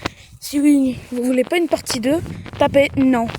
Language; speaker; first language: French; early bilingual, other home language; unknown